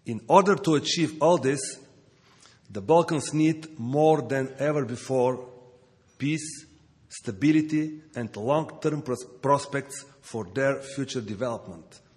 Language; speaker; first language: English; non-native, learner; Bulgarian